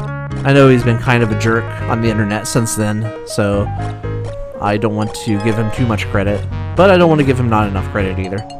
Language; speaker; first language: English; native; English